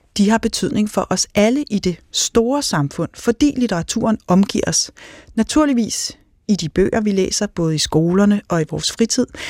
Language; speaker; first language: Danish; native; Danish